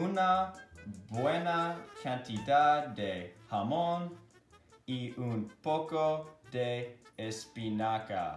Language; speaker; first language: Spanish; non-native, learner; English